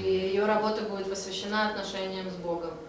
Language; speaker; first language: Russian; native; Russian